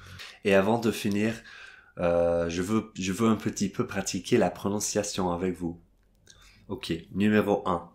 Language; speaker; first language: French; non-native, fluent; English